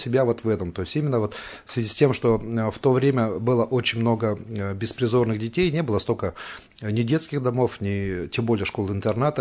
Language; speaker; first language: Russian; native; Russian